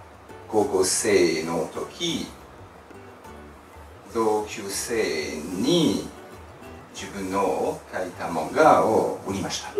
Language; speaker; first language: Japanese; non-native, learner; French